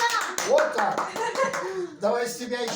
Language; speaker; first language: Russian; non-native, local second language; Tajik